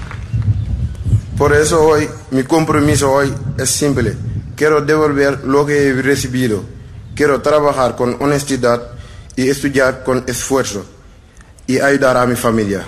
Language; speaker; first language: Spanish; non-native, learner; Wolof